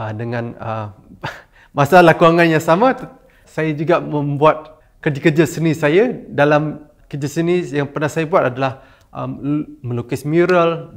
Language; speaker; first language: Malay; non-native, local second language; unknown